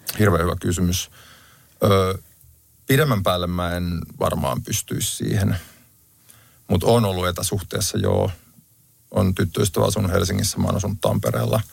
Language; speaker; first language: Finnish; native; Finnish